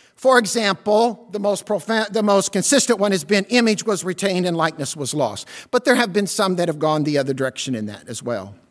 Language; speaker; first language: English; native; English